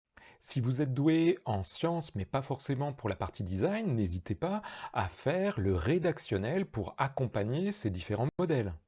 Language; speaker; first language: French; native; French